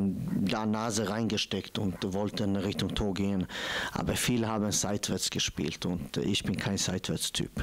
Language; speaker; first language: German; non-native, fluent; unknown